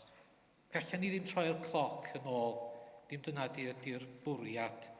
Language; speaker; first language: Welsh; native; Welsh